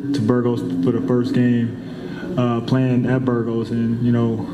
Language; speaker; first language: English; native; English